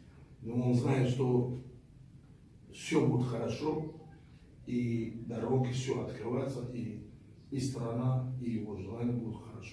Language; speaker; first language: Russian; non-native, fluent; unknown